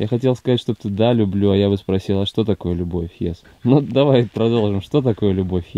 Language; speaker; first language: Russian; native; Russian